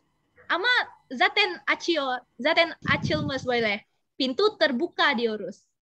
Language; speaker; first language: Turkish; non-native, learner; Indonesian